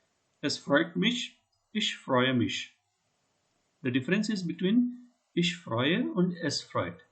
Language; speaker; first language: German; non-native, fluent; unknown